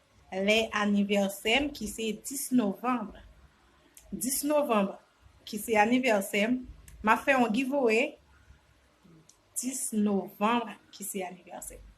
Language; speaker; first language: French; non-native, learner; Haitian Creole